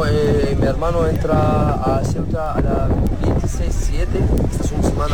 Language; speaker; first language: Spanish; non-native, learner; Arabic